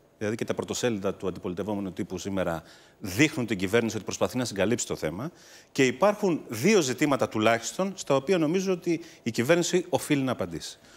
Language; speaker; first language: Greek; native; Greek